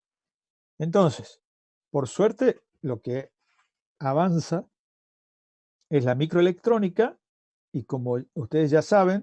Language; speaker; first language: Spanish; native; Spanish